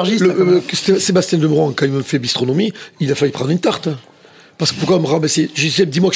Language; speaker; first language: French; native; French